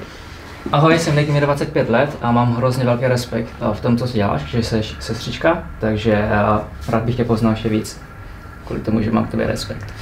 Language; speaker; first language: Czech; early bilingual, other home language; Vietnamese